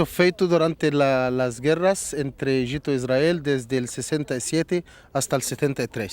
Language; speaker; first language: Portuguese; non-native, fluent; Arabic